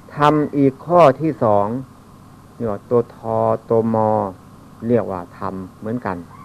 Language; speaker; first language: Thai; non-native, local second language; Northeastern Thai